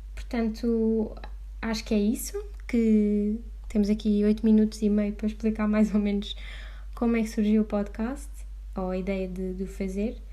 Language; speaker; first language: Portuguese; native; Portuguese